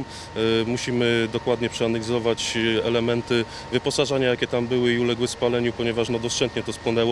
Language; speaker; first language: Polish; native; Polish